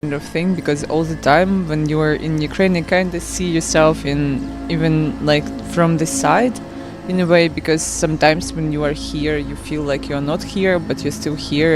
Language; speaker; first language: English; non-native, fluent; Ukrainian